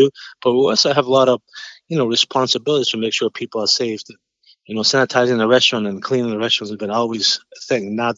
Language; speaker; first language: English; non-native, fluent; Albanian